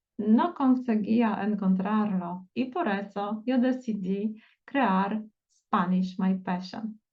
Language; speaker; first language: Spanish; non-native, fluent; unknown